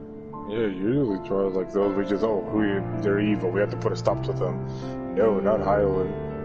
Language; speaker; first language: English; native; English